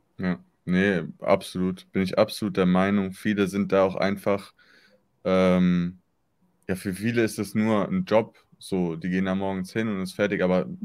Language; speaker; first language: German; native; German